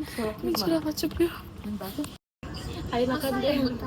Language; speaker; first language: Italian; early bilingual, other home language; Filipino